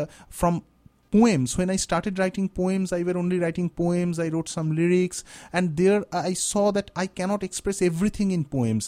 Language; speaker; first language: English; non-native, local second language; Bangla